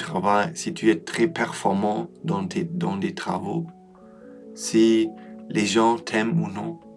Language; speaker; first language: French; non-native, learner; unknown